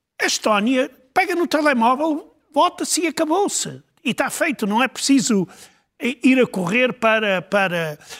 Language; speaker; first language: Portuguese; native; Portuguese